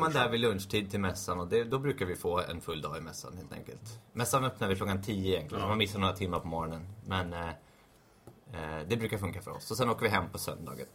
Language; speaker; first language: Swedish; native; Swedish